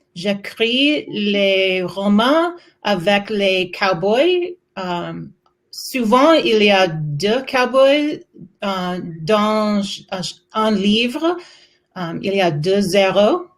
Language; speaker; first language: French; non-native, learner; English